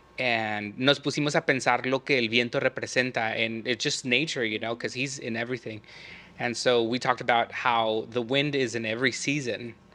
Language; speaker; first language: English; early bilingual, other home language; Spanish